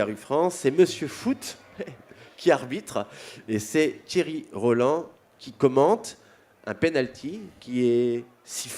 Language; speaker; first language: French; native; French